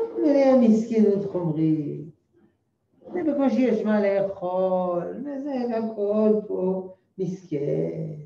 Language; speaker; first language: Hebrew; non-native, fluent; French